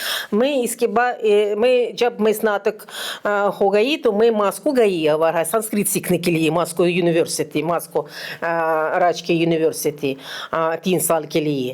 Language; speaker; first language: Hindi; non-native, fluent; Russian